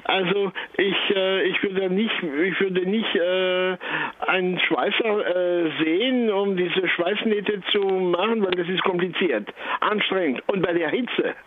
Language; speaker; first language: German; non-native, fluent; French